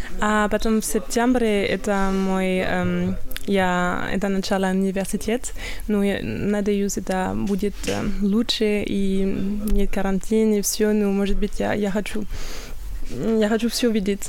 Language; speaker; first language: Russian; non-native, learner; French